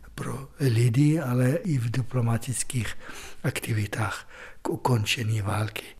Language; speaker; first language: Czech; non-native, fluent; Arabic